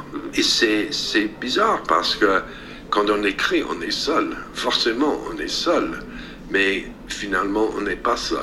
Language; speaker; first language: French; non-native, fluent; English